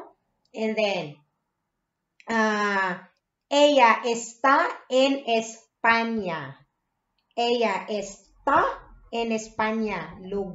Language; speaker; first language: Spanish; non-native, fluent; Filipino